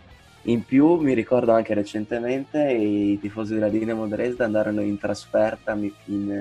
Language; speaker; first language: Italian; native; Italian